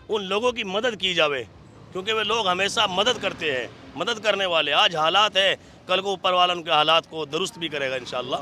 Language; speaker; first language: Hindi; native; Hindi